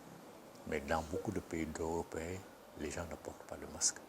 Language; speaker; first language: French; non-native, local second language; Bambara